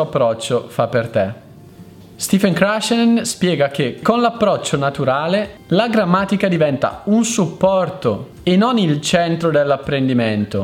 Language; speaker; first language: Italian; native; Italian